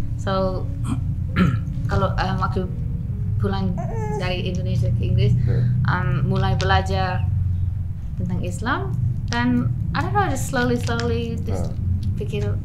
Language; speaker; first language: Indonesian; non-native, learner; English